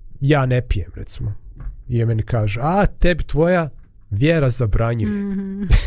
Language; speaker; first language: Bosnian; native; Bosnian